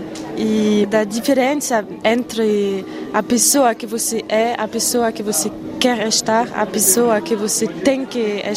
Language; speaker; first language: Portuguese; non-native, fluent; French